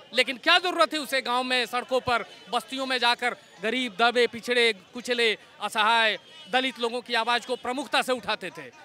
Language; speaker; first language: Hindi; native; Hindi